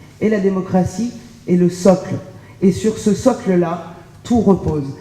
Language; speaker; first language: French; early bilingual, other home language; Persian